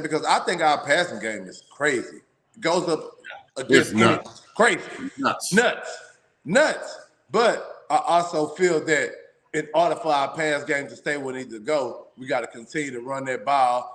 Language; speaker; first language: English; native; English